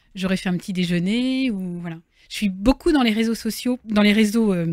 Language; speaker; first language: French; native; French